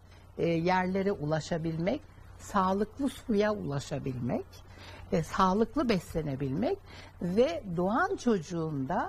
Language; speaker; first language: Turkish; native; Turkish